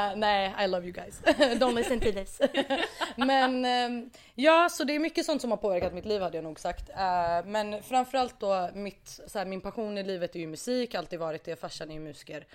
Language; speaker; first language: Swedish; early bilingual, other home language; Arabic